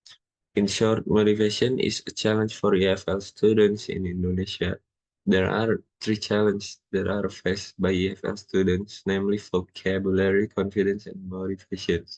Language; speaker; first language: English; non-native, learner; Indonesian